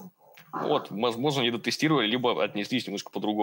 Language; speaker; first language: Russian; native; Russian